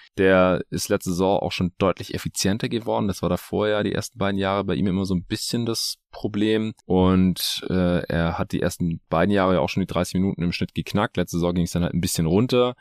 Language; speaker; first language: German; native; German